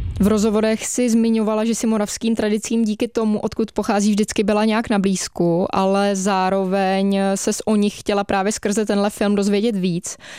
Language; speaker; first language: Czech; native; Czech